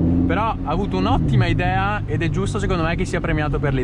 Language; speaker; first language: Italian; native; Italian